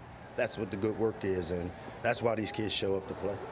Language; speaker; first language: English; native; English